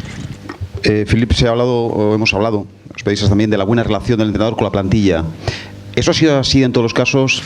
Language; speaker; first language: Spanish; native; Spanish